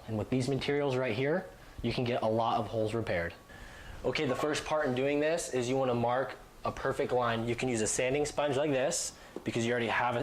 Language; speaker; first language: English; native; English